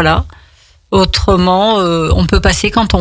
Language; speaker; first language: French; native; French